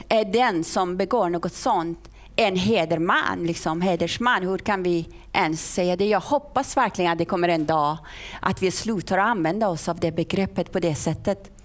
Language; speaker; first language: Swedish; non-native, fluent; Persian